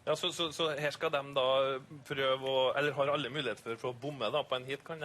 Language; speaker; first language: Norwegian; native; Norwegian